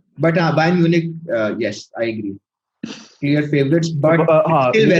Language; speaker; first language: English; non-native, local second language; Urdu